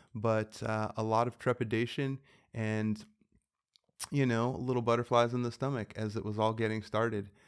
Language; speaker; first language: English; native; English